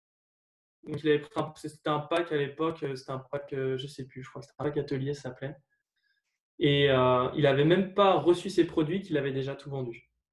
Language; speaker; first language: French; native; French